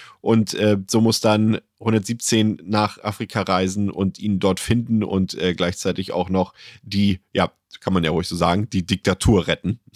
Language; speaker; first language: German; native; German